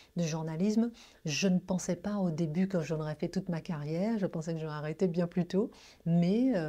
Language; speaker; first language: French; non-native, local second language; Guadeloupean Creole French